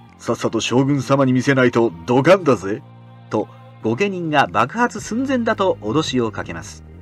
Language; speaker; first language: Japanese; native; Japanese